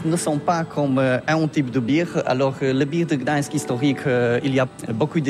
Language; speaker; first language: French; non-native, learner; Polish